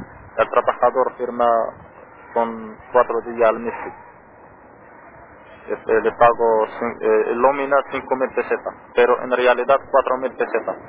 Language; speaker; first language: Spanish; non-native, learner; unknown